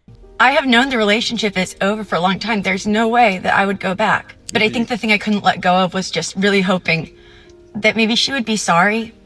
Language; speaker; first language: English; native; English